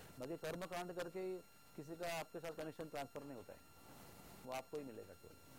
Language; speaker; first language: Hindi; non-native, local second language; Marathi